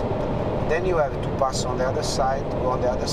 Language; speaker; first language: English; non-native, learner; Italian